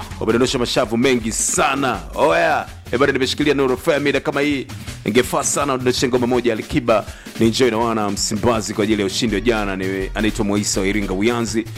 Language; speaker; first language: Swahili; native; Swahili